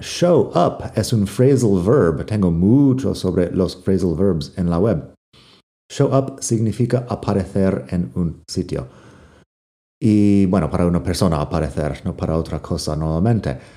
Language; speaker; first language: Spanish; non-native, fluent; English